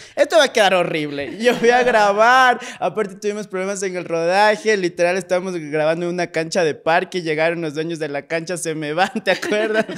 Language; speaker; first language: Spanish; native; Spanish